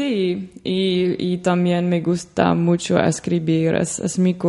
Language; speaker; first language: Spanish; non-native, learner; Dutch